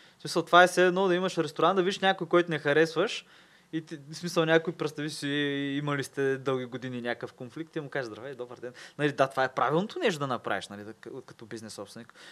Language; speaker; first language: Bulgarian; native; Bulgarian